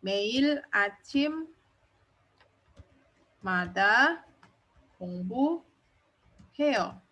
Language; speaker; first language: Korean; non-native, fluent; Indonesian